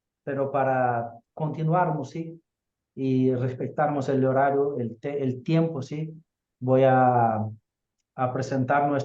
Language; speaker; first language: Spanish; non-native, fluent; Portuguese